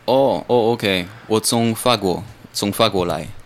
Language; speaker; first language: Chinese; non-native, learner; French